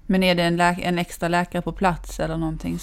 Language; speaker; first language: Swedish; native; Swedish